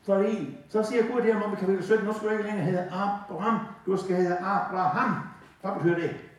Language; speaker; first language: Danish; native; Danish